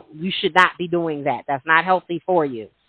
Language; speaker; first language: English; native; English